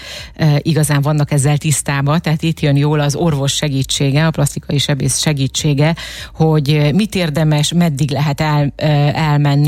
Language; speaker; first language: Hungarian; native; Hungarian